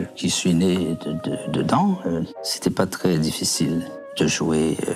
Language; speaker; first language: French; native; French